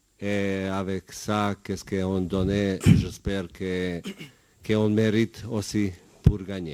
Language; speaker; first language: French; non-native, learner; Bosnian